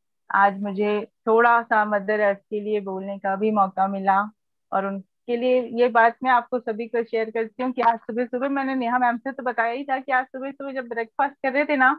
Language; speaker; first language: Hindi; native; Hindi